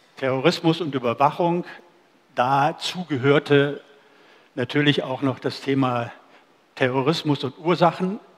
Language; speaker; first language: German; native; German